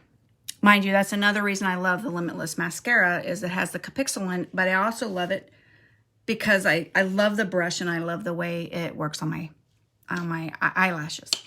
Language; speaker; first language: English; native; English